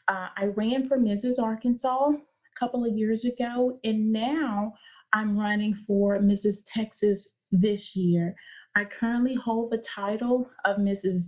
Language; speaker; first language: English; native; English